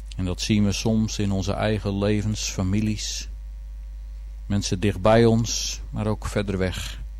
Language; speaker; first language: Dutch; native; Dutch